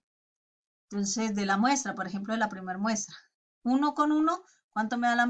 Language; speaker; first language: Spanish; native; Spanish